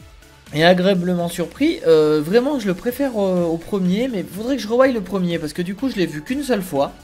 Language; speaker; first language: French; native; French